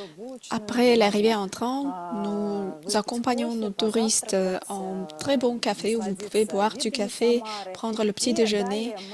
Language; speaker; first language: French; non-native, fluent; Russian